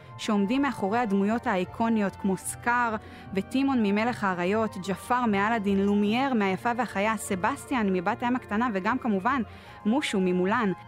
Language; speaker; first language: Hebrew; native; Hebrew